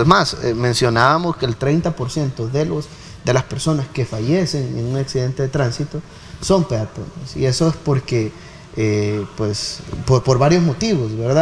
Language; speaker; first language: Spanish; native; Spanish